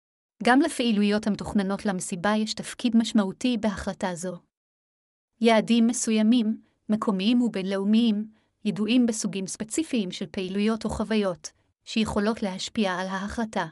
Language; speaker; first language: Hebrew; native; Hebrew